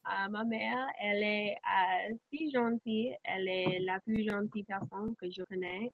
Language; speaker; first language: French; non-native, learner; English